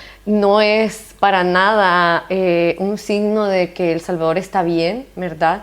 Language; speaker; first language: Spanish; native; Spanish